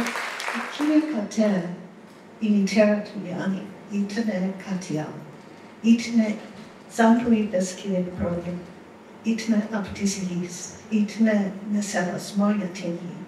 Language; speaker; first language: Greek; non-native, fluent; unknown